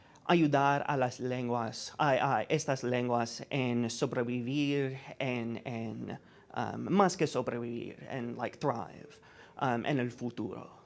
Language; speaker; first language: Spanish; non-native, learner; English